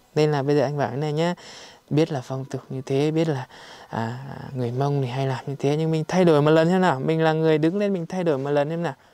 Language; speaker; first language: Vietnamese; native; Vietnamese